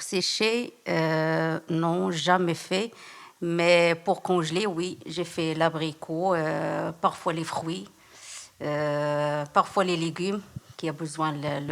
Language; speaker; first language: French; non-native, learner; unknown